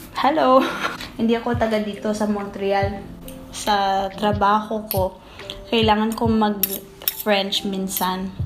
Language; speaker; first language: Filipino; non-native, fluent; English